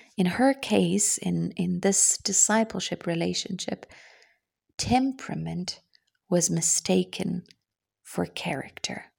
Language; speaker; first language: English; non-native, fluent; German